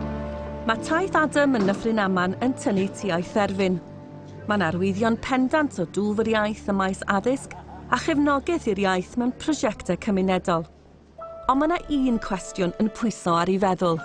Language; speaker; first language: Welsh; native; Welsh